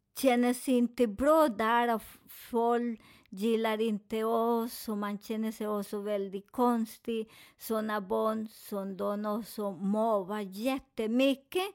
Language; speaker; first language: Swedish; non-native, learner; Spanish